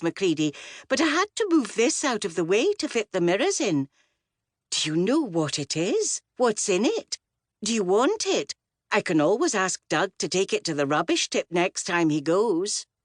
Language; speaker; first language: English; native; English